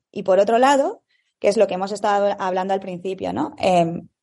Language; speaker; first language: Spanish; native; Spanish